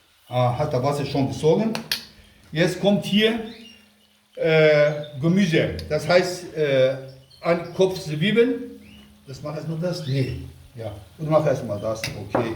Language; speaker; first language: German; non-native, local second language; Kurdish